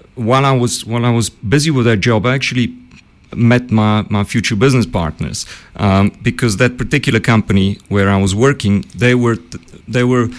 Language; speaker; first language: English; early bilingual, other home language; Bulgarian